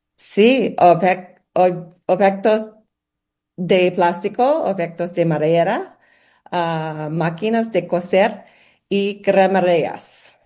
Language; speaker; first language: Spanish; non-native, learner; English